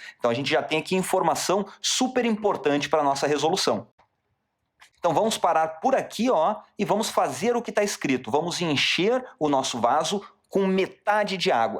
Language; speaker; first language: Portuguese; native; Portuguese